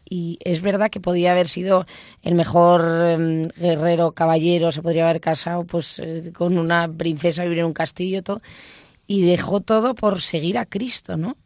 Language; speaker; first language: Spanish; native; Spanish